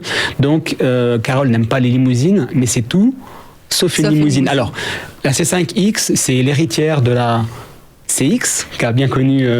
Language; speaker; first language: French; native; French